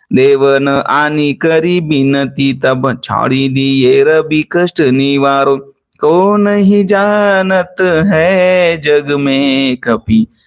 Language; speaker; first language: Hindi; non-native, local second language; Marathi